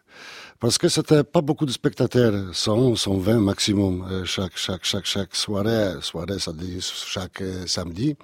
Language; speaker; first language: French; non-native, learner; Polish